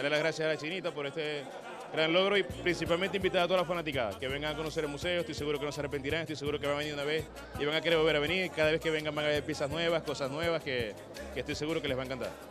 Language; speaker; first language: Spanish; native; Spanish